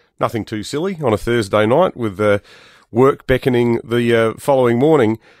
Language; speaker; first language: English; native; English